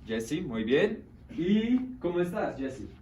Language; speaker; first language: Spanish; non-native, fluent; English